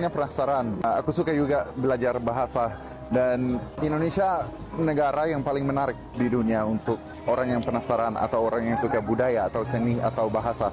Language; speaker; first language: Indonesian; non-native, fluent; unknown